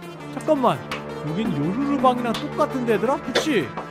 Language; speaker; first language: Korean; native; Korean